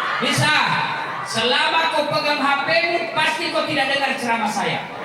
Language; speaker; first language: Indonesian; non-native, local second language; Buginese